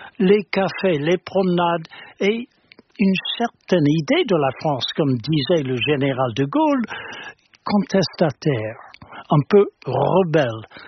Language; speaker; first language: French; non-native, fluent; English